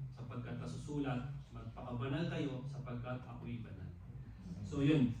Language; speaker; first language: Filipino; non-native, local second language; Waray